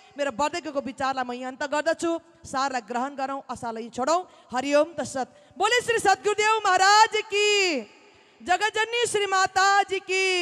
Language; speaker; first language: Nepali; native; Nepali